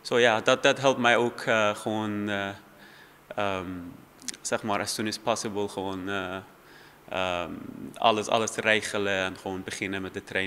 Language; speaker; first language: Dutch; non-native, fluent; Persian